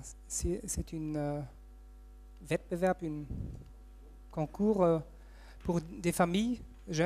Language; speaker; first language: French; non-native, fluent; German